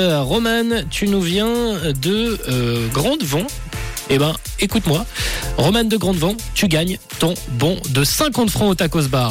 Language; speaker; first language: French; native; French